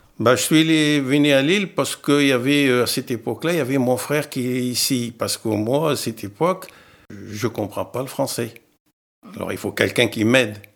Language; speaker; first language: French; non-native, fluent; Arabic